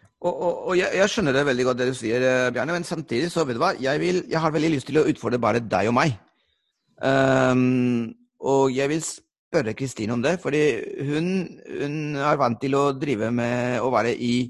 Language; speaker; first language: Norwegian; non-native, fluent; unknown